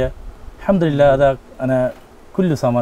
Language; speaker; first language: Arabic; non-native, learner; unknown